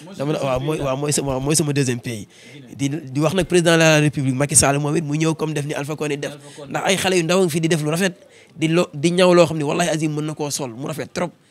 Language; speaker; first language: Wolof; native; Wolof